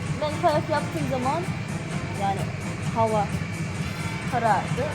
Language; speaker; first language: Turkish; non-native, fluent; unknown